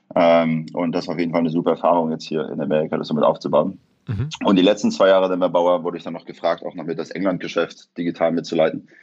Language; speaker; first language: German; native; German